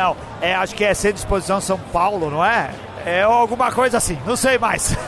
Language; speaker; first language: Portuguese; native; Portuguese